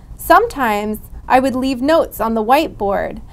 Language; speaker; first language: English; native; English